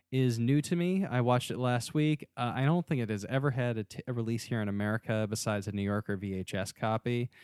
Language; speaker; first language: English; native; English